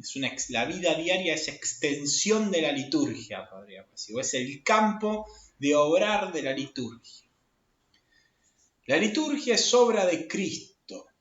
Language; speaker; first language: Spanish; native; Spanish